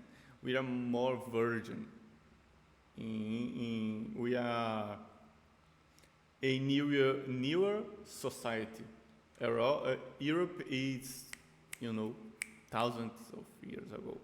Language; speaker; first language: English; non-native, fluent; Portuguese